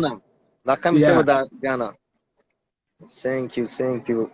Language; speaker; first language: English; non-native, learner; Tajik